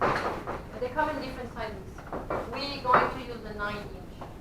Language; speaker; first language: English; non-native, fluent; French